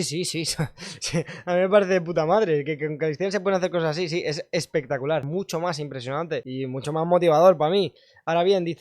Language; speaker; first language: Spanish; native; Spanish